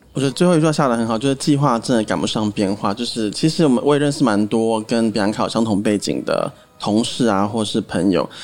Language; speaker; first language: Chinese; native; Chinese